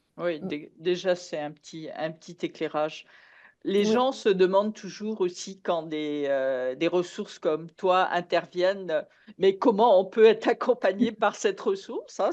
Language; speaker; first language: French; native; French